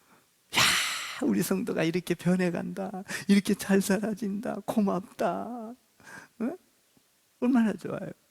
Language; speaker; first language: Korean; native; Korean